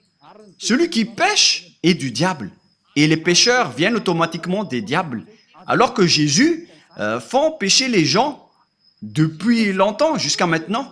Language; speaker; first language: French; non-native, local second language; Malagasy